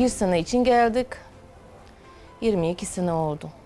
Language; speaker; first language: Turkish; non-native, learner; Polish